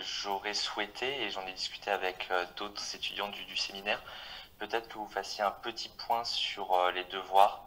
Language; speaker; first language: French; native; French